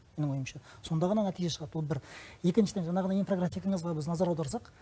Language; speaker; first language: Kazakh; non-native, local second language; Russian